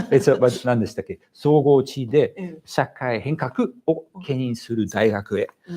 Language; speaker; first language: Japanese; non-native, fluent; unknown